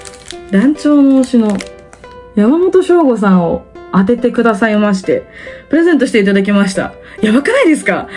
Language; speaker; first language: Japanese; native; Japanese